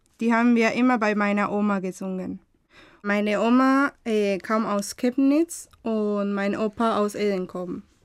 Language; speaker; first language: German; non-native, fluent; Spanish